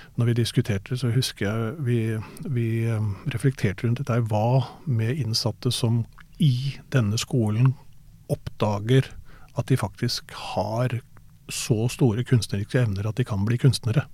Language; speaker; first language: Norwegian; native; Norwegian